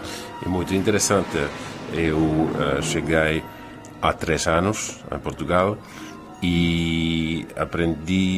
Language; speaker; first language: Portuguese; non-native, fluent; Finnish